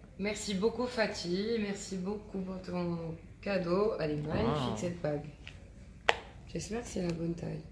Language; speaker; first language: French; non-native, local second language; Arabic